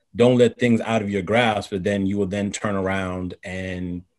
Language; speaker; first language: English; native; English